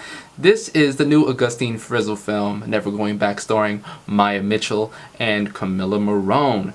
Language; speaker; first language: English; native; English